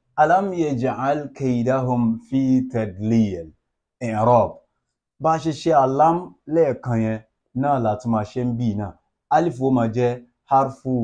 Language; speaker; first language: Arabic; non-native, fluent; Yoruba